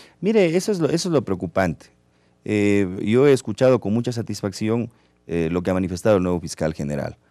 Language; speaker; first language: Spanish; native; Spanish